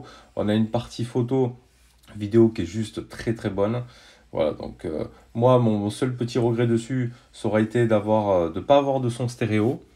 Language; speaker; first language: French; native; French